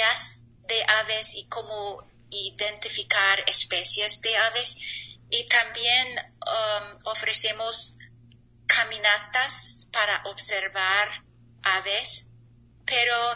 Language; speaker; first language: Spanish; non-native, learner; English